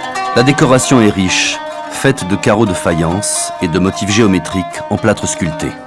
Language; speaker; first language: French; native; French